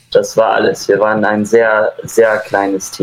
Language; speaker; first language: German; early bilingual, heritage; German